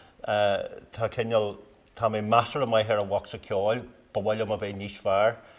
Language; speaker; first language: Irish; native; Irish